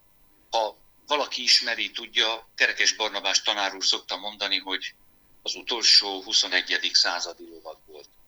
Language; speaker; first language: Hungarian; native; Hungarian